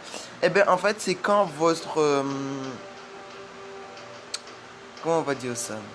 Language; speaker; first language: French; native; French